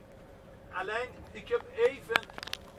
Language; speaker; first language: Dutch; non-native, fluent; Persian